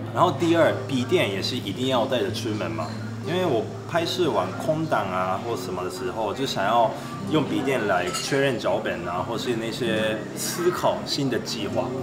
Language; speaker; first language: Chinese; non-native, fluent; Japanese